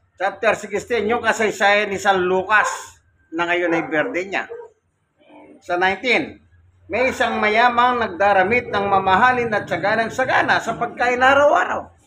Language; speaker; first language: Filipino; non-native, local second language; Pampanga